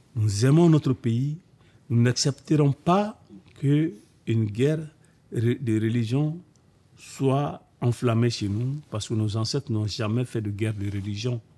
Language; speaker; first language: French; non-native, local second language; Bambara